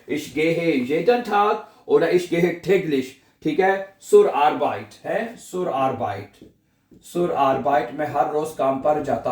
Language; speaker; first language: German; non-native, fluent; Urdu